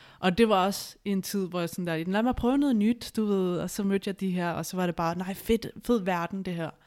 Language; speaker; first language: Danish; early bilingual, other home language; Spanish